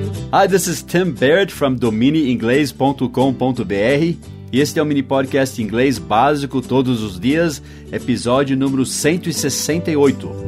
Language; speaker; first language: Portuguese; non-native, fluent; English